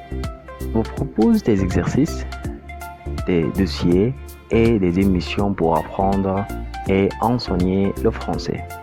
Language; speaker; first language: French; non-native, fluent; Arabic